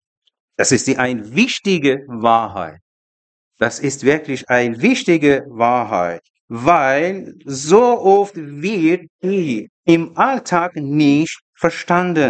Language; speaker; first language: German; non-native, learner; Persian